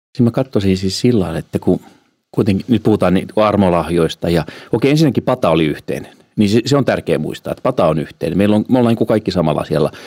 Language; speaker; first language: Finnish; early bilingual, heritage; Finnish